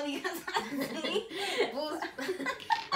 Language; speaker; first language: Spanish; early bilingual, heritage; Spanish